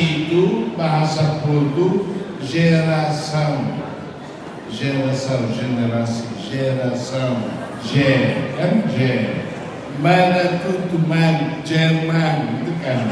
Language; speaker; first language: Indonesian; non-native, fluent; Tetum